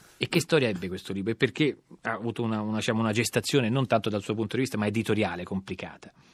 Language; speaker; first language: Italian; native; Italian